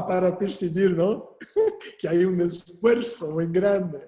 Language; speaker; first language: Spanish; non-native, fluent; Portuguese